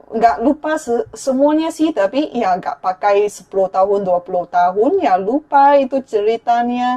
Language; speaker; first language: Indonesian; non-native, fluent; Chinese